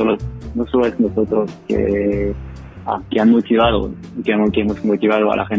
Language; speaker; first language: Spanish; non-native, fluent; French